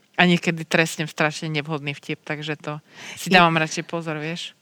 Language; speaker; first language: Slovak; native; Slovak